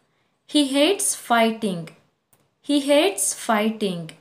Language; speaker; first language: English; non-native, local second language; Kannada